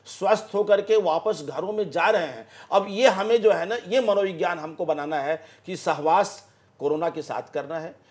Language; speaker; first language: Hindi; native; Hindi